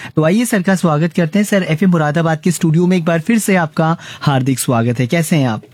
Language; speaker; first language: Hindi; native; Hindi